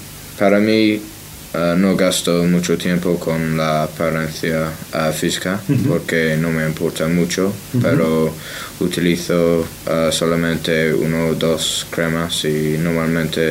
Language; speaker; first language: Spanish; non-native, learner; English